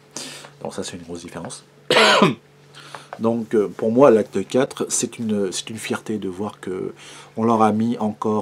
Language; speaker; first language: French; native; French